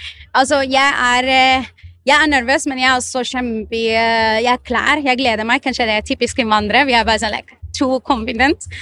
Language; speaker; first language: Norwegian; non-native, fluent; Arabic